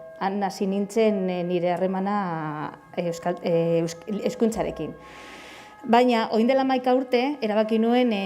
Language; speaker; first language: Basque; non-native, local second language; Spanish